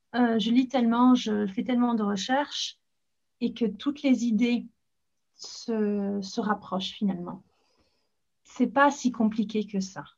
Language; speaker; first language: French; non-native, fluent; English